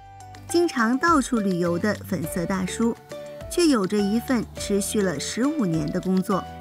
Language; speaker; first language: Chinese; native; Chinese